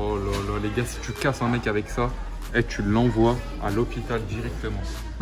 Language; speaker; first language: French; native; French